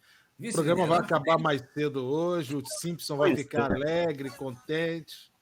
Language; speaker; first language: Portuguese; native; Portuguese